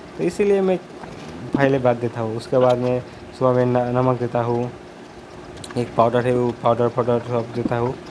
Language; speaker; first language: Hindi; non-native, local second language; Bangla